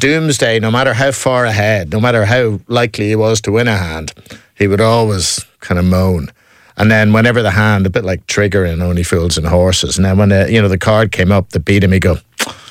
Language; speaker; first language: English; native; English